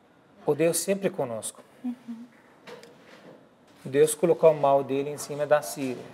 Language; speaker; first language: Portuguese; non-native, learner; Arabic